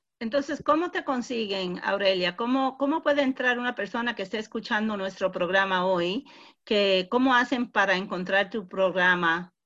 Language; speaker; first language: Spanish; early bilingual, heritage; Spanish